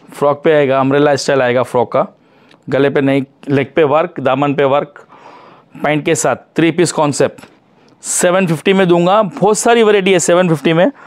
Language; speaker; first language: Hindi; non-native, local second language; Urdu